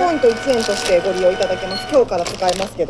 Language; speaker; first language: Japanese; native; Japanese